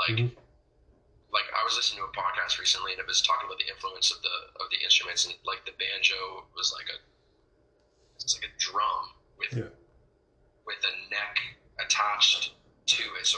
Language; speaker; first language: English; native; English